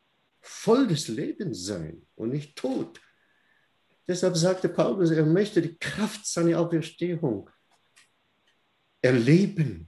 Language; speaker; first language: German; non-native, fluent; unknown